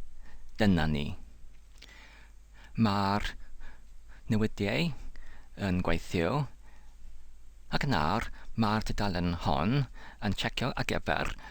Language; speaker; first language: Welsh; non-native, fluent; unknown